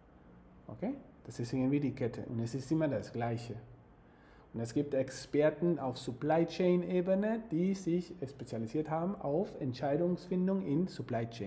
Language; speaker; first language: German; non-native, fluent; Spanish